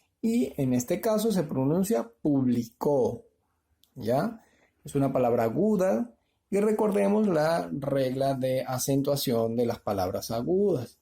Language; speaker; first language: Spanish; native; Spanish